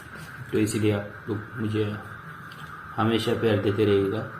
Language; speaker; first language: Hindi; non-native, local second language; Assamese